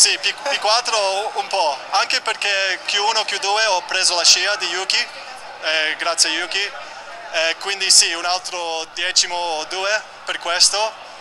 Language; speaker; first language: Italian; non-native, learner; English